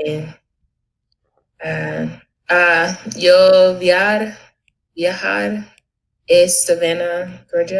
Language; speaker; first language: Spanish; non-native, learner; English